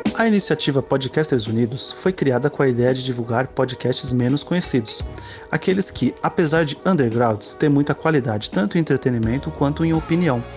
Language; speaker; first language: Portuguese; native; Portuguese